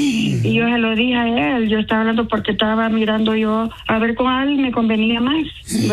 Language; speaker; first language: Spanish; native; Spanish